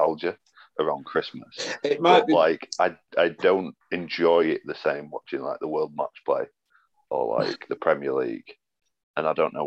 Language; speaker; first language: English; native; English